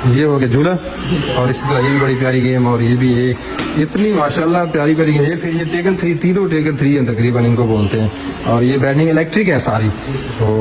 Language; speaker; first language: Urdu; non-native, local second language; Punjabi